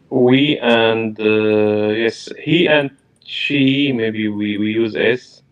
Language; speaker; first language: English; non-native, learner; Arabic